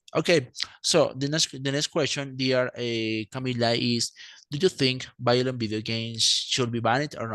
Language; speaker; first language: English; non-native, fluent; Spanish